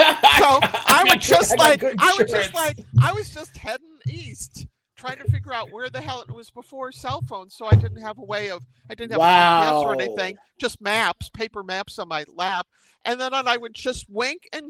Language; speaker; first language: English; native; English